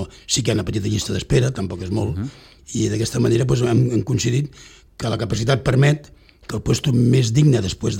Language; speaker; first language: Catalan; native; Catalan